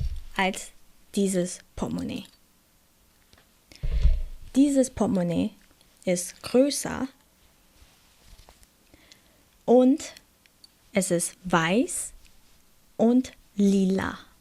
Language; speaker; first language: German; non-native, fluent; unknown